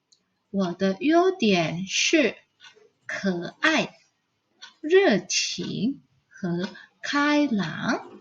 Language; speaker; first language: Chinese; non-native, fluent; Indonesian